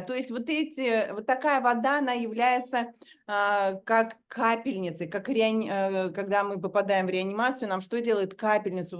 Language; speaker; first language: Russian; native; Russian